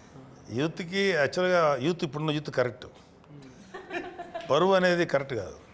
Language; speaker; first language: Telugu; native; Telugu